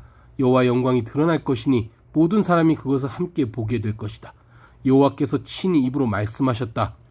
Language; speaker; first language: Korean; native; Korean